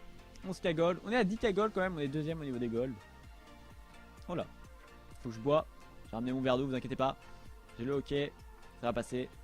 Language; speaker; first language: French; native; French